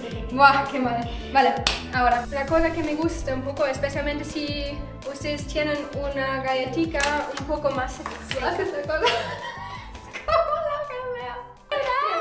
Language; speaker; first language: Spanish; non-native, fluent; German